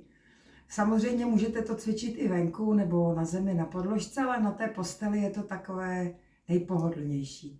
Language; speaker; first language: Czech; native; Czech